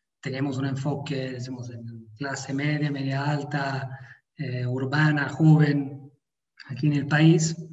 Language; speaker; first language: Spanish; non-native, fluent; Italian